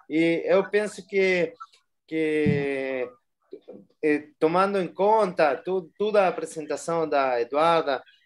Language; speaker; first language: Portuguese; non-native, fluent; Spanish